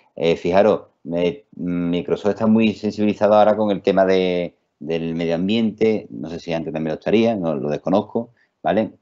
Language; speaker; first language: Spanish; native; Spanish